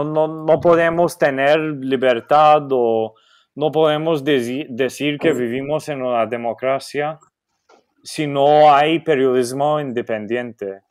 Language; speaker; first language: Spanish; non-native, fluent; Maltese